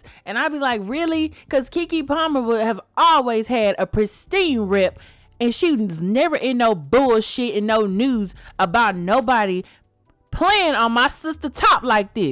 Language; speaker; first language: English; native; English